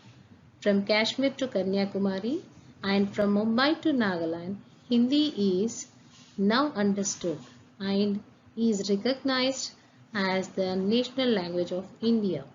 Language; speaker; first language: English; non-native, local second language; Telugu